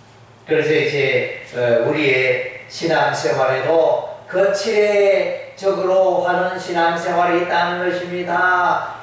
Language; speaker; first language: Korean; native; Korean